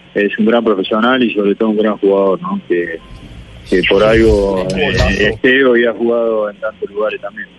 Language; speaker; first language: Spanish; native; Spanish